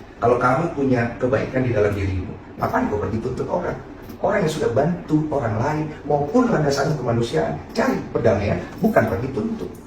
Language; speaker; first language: Indonesian; native; Indonesian